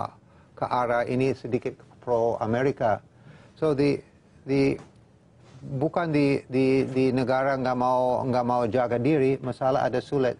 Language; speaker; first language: Indonesian; non-native, fluent; English